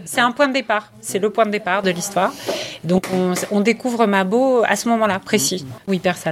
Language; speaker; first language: French; early bilingual, other home language; English